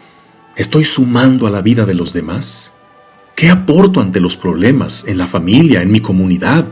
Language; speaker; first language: Spanish; native; Spanish